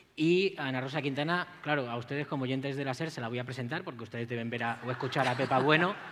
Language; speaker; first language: Spanish; native; Spanish